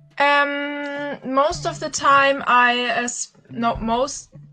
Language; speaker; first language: English; non-native, learner; German